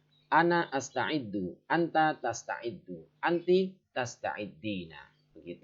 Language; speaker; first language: Arabic; non-native, fluent; Indonesian